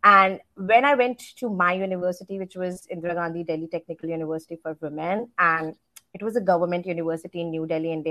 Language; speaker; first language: English; non-native, local second language; Hindi